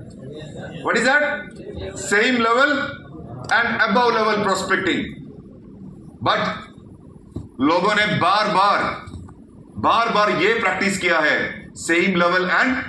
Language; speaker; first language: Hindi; non-native, local second language; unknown